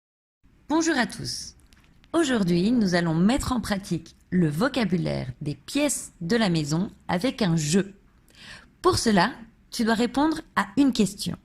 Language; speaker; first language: French; native; French